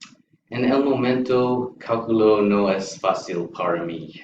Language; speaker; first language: Spanish; non-native, learner; English